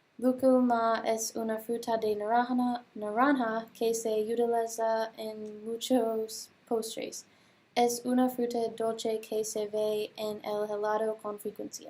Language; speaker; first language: Spanish; non-native, learner; English